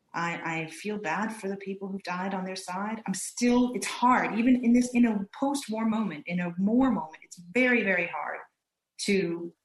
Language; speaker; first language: English; early bilingual, other home language; Turkish